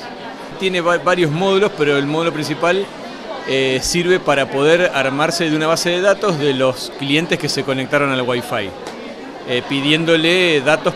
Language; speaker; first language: Spanish; native; Spanish